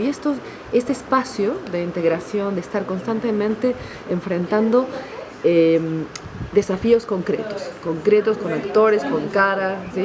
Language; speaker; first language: Spanish; native; Spanish